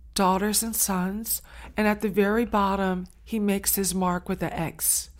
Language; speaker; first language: English; early bilingual, other home language; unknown